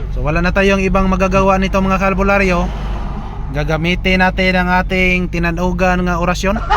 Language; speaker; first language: Filipino; non-native, local second language; Cebuano